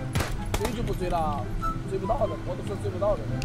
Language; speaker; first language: Chinese; native; Chinese